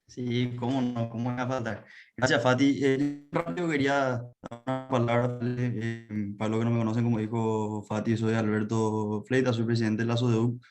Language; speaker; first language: Spanish; native; Spanish